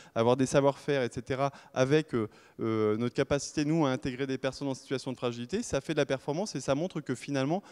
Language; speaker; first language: French; native; French